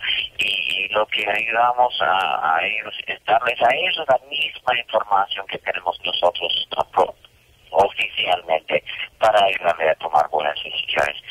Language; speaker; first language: Spanish; non-native, fluent; English